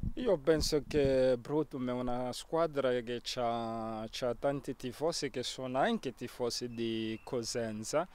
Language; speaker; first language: Italian; non-native, fluent; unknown